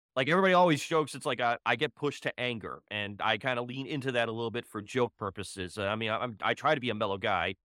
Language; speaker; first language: English; native; English